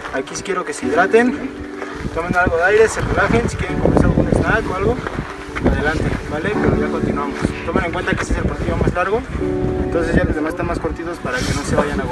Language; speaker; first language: Spanish; native; Spanish